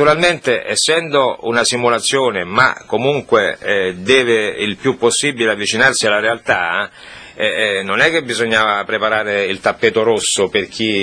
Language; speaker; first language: Italian; native; Italian